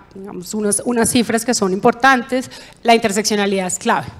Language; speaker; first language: Spanish; native; Spanish